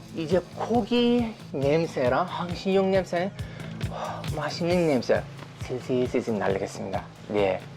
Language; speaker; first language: Korean; non-native, learner; Turkish